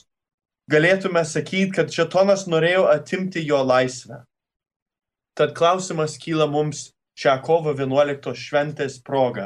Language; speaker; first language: Lithuanian; early bilingual, heritage; Lithuanian